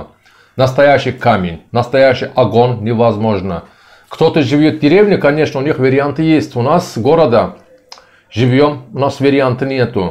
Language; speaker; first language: Russian; non-native, learner; Turkish